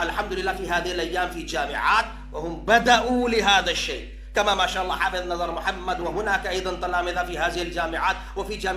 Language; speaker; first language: Arabic; non-native, fluent; Urdu